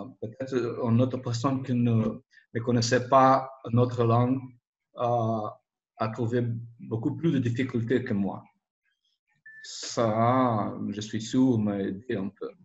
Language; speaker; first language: French; non-native, learner; Portuguese